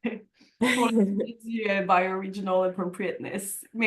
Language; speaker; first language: French; native; French